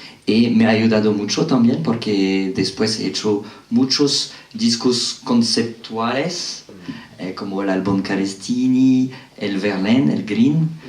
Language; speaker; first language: Spanish; non-native, fluent; French